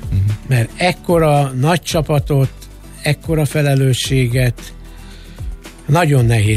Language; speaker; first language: Hungarian; native; Hungarian